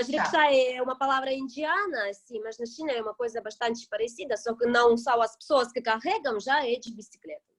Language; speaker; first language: Portuguese; non-native, fluent; Russian